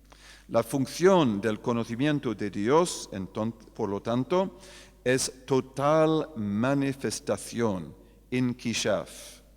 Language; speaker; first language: Spanish; non-native, fluent; English